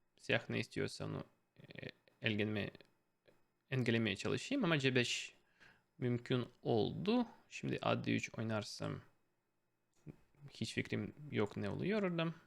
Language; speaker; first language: Turkish; non-native, fluent; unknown